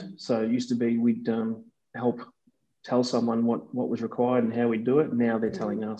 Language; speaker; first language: English; native; English